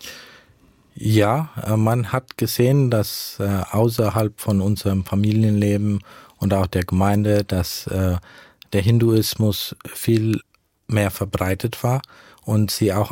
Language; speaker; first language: German; early bilingual, heritage; German